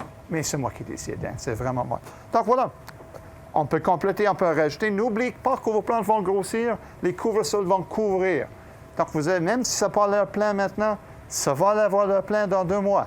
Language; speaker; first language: French; native; French